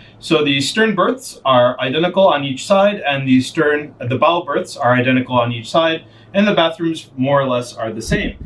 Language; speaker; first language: English; native; English